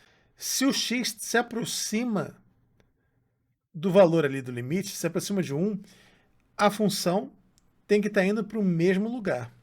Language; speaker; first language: Portuguese; native; Portuguese